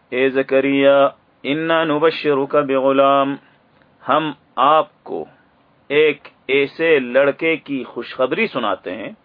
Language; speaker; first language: Urdu; native; Urdu